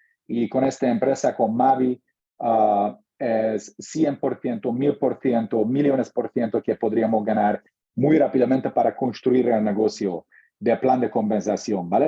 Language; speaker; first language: Spanish; non-native, learner; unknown